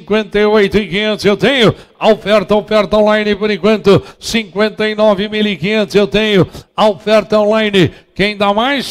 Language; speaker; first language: Portuguese; native; Portuguese